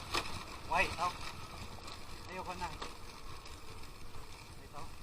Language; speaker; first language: Filipino; non-native, local second language; Cebuano